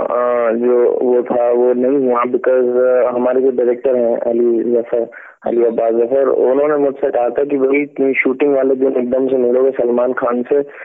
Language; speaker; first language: Hindi; native; Hindi